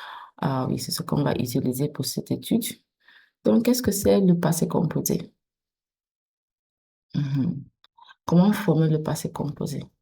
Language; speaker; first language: French; non-native, fluent; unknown